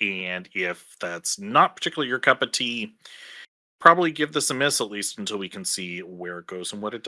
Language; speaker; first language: English; native; English